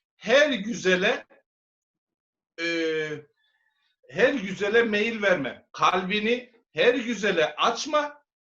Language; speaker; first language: Turkish; native; Turkish